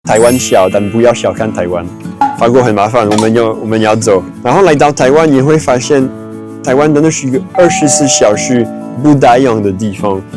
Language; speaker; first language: Chinese; non-native, fluent; French